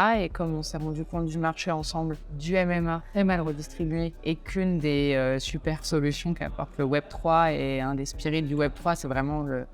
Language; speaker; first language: French; native; French